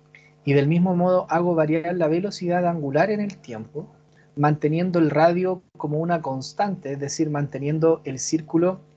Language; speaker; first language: Spanish; native; Spanish